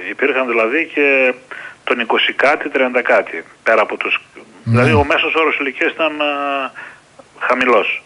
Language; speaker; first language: Greek; native; Greek